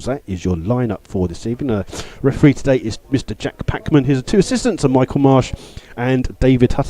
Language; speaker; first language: English; native; English